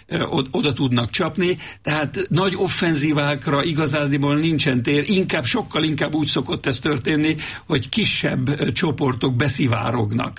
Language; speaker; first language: Hungarian; native; Hungarian